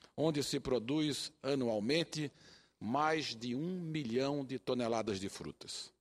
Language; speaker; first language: Portuguese; native; Portuguese